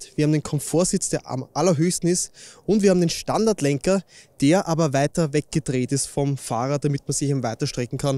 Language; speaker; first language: German; native; German